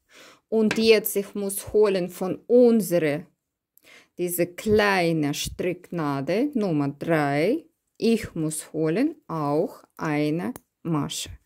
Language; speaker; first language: German; non-native, learner; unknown